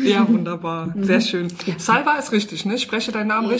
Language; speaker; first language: German; native; German